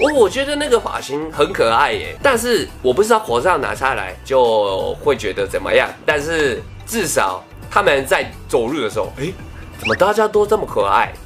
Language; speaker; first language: Chinese; non-native, fluent; Japanese